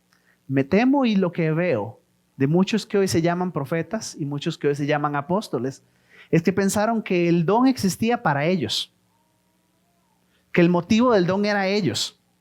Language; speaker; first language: Spanish; native; Spanish